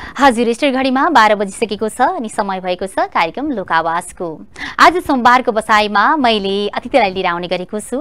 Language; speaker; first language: Nepali; native; Nepali